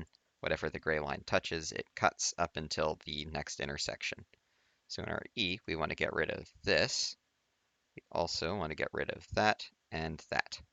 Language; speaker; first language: English; native; English